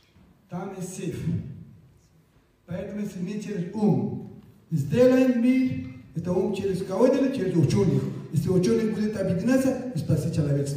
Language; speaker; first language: Russian; non-native, learner; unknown